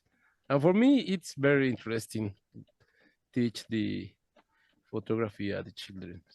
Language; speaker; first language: English; non-native, learner; Spanish